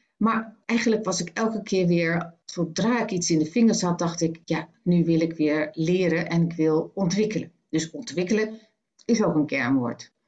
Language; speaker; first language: Dutch; native; Dutch